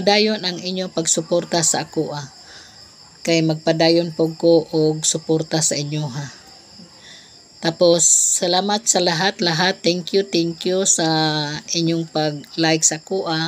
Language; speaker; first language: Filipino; non-native, local second language; Cebuano